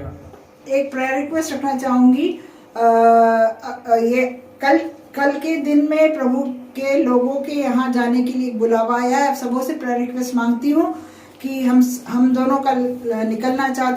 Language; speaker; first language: Hindi; native; Hindi